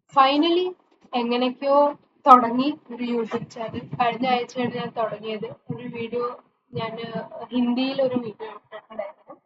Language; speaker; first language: Malayalam; early bilingual, heritage; Malayalam